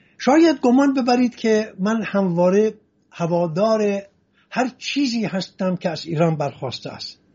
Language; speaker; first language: Persian; non-native, local second language; Assyrian Neo-Aramaic